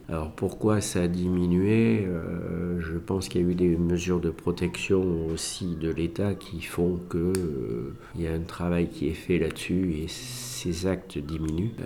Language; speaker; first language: French; native; French